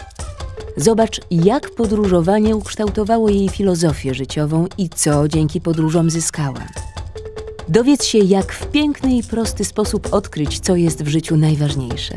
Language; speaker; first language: Polish; native; Polish